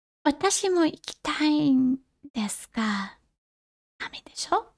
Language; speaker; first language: Japanese; non-native, learner; English